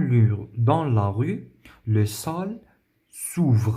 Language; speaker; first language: French; non-native, local second language; Arabic